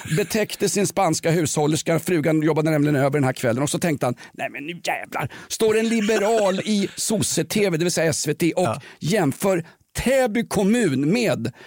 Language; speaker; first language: Swedish; native; Swedish